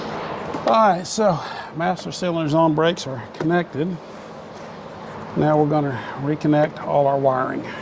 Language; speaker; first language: English; native; English